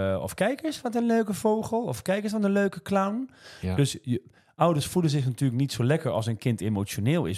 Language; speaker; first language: Dutch; native; Dutch